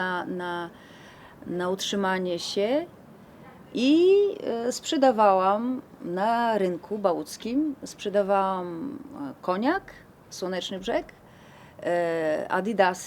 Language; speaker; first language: Polish; non-native, fluent; Bulgarian